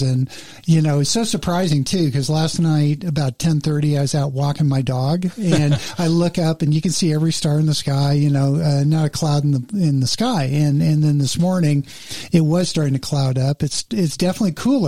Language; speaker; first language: English; native; English